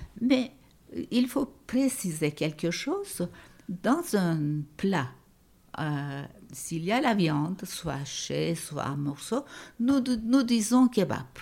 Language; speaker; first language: French; non-native, fluent; Turkish